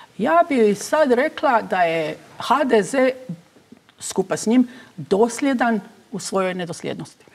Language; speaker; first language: Croatian; early bilingual, heritage; Croatian